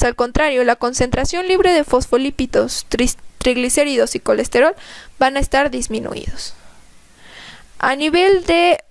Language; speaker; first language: Spanish; native; Spanish